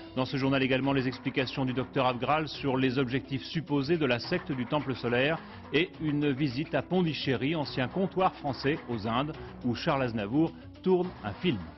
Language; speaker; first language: French; native; French